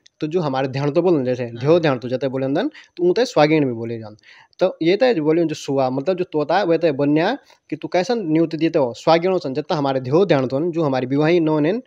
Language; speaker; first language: Hindi; non-native, local second language; Garhwali